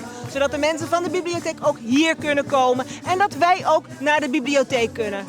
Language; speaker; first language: Dutch; non-native, local second language; Papiamento